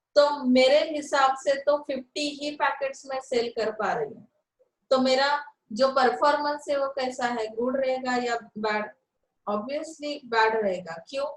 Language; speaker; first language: Hindi; non-native, local second language; Marathi